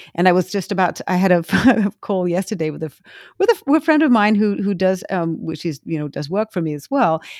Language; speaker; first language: English; native; English